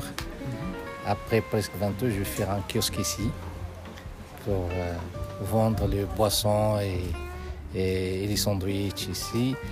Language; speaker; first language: French; non-native, learner; Arabic